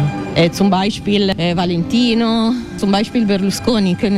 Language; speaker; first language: German; non-native, learner; Italian